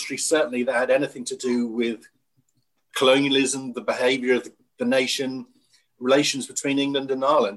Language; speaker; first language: English; native; English